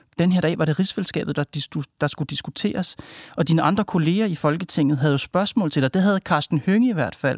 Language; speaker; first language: Danish; native; Danish